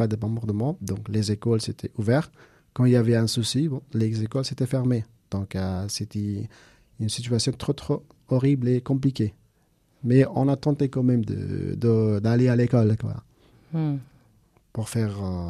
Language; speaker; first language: French; non-native, learner; Persian